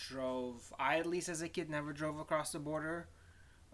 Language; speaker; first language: English; non-native, fluent; Lithuanian